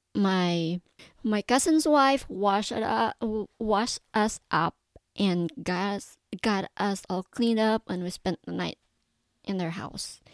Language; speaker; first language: English; non-native, local second language; Cebuano